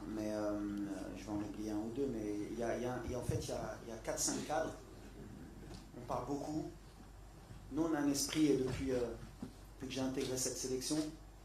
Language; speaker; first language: French; native; French